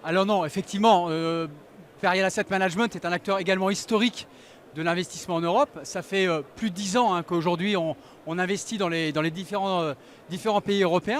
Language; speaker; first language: French; native; French